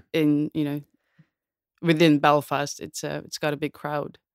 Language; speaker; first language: English; non-native, fluent; Korean